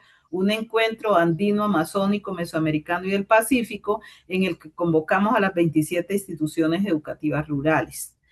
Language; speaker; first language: Spanish; native; Spanish